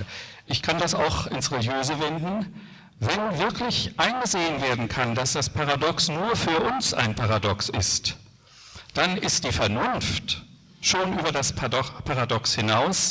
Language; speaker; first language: German; native; German